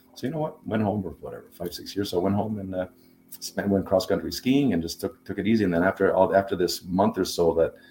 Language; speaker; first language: English; non-native, fluent; German